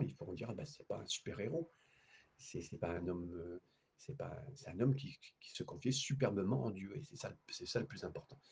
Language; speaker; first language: French; native; French